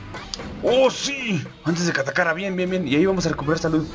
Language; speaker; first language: Spanish; native; Spanish